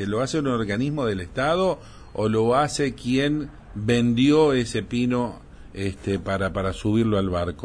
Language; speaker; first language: Spanish; native; Spanish